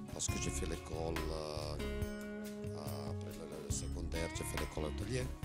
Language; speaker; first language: French; non-native, fluent; Italian